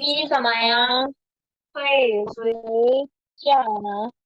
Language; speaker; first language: Chinese; non-native, learner; Urdu